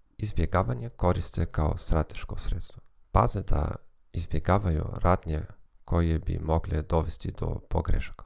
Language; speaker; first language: Croatian; non-native, fluent; German